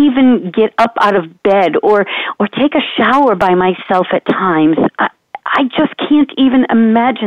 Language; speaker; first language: English; native; English